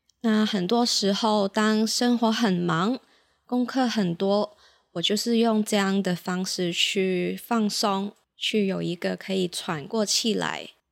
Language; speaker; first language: Chinese; non-native, local second language; Cantonese